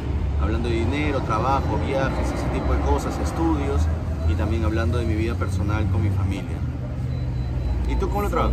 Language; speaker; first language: Spanish; native; Spanish